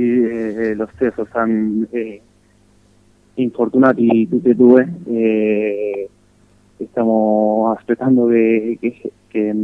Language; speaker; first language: Italian; non-native, fluent; Spanish